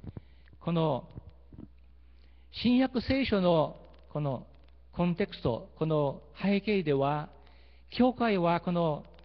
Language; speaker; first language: Japanese; early bilingual, heritage; Portuguese